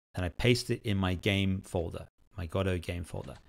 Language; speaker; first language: English; native; English